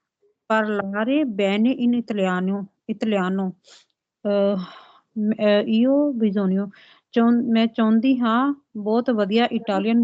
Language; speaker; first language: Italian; non-native, learner; Punjabi